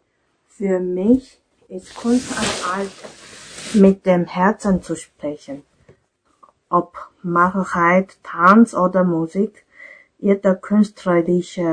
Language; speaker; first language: German; non-native, fluent; Chinese